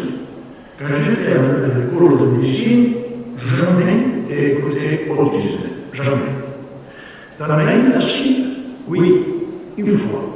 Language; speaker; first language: French; non-native, learner; Spanish